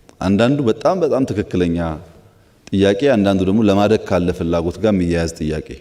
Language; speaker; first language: Amharic; non-native, local second language; Oromo